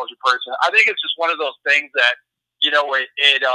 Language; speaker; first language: English; native; English